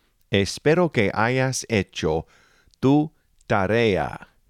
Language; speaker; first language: Spanish; non-native, fluent; English